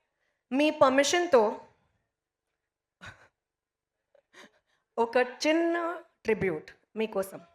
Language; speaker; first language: Telugu; non-native, learner; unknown